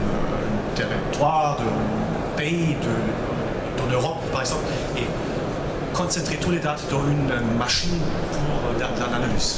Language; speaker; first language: French; non-native, local second language; German